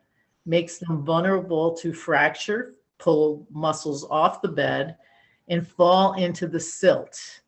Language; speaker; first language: English; native; English